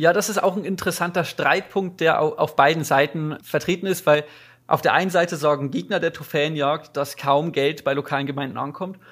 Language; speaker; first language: German; native; German